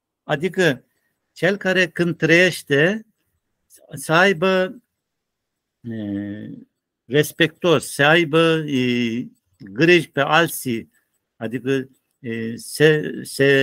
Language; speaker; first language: Romanian; non-native, learner; Turkish